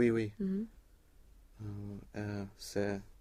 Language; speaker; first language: French; non-native, learner; Swedish